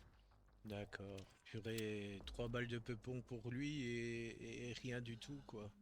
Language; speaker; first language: French; native; French